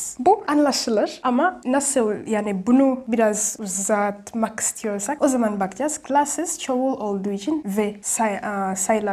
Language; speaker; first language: Turkish; non-native, learner; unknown